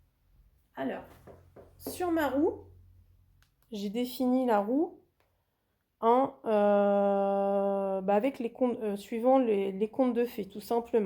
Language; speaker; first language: French; native; French